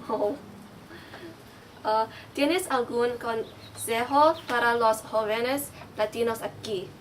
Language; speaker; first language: Spanish; non-native, learner; English